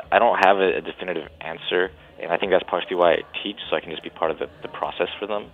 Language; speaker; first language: English; non-native, local second language; Cantonese